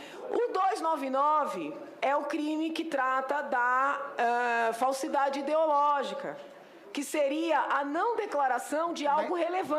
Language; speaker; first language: Portuguese; native; Portuguese